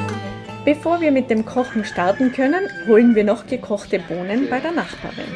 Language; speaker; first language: German; native; German